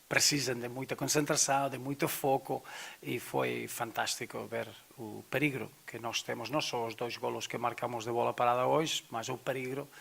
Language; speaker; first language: Portuguese; non-native, fluent; Spanish